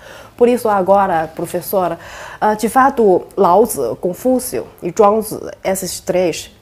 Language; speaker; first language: Portuguese; non-native, fluent; Chinese